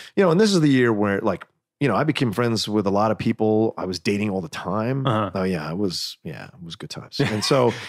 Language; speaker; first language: English; native; English